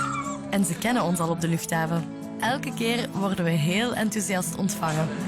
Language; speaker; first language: Dutch; native; Dutch